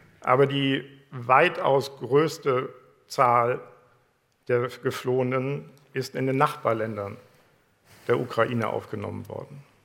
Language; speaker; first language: German; native; German